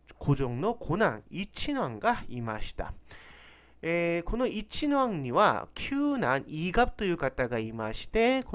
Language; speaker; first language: Japanese; non-native, fluent; Korean